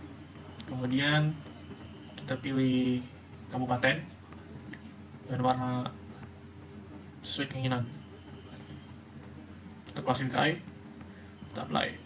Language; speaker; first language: Indonesian; native; Indonesian